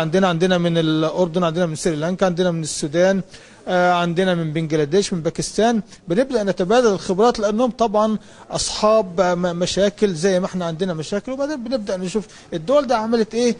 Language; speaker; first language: Arabic; native; Arabic